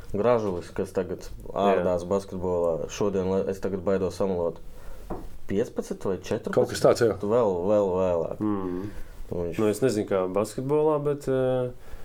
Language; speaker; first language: Latvian; native; Latvian